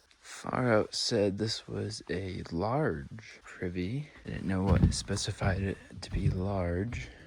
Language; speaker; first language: English; native; English